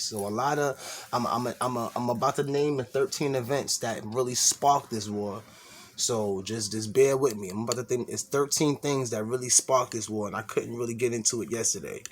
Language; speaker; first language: English; native; English